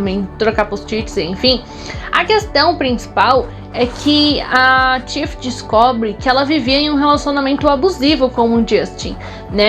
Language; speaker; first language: Portuguese; native; Portuguese